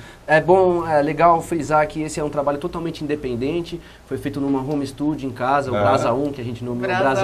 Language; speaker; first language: Portuguese; native; Portuguese